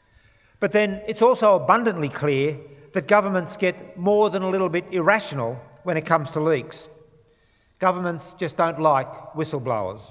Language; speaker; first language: English; native; English